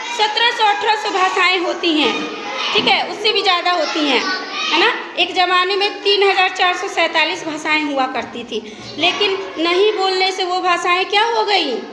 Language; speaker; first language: Hindi; non-native, local second language; Bhojpuri